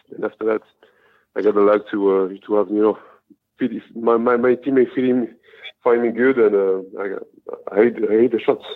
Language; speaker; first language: English; non-native, fluent; French